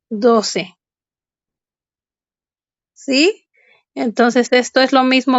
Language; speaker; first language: Spanish; native; Spanish